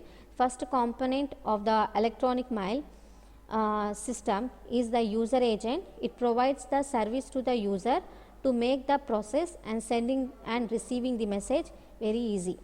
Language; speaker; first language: English; non-native, local second language; Telugu